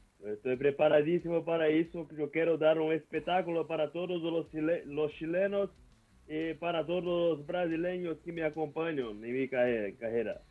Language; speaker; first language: Spanish; non-native, learner; Portuguese